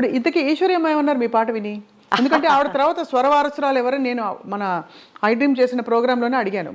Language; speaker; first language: Telugu; native; Telugu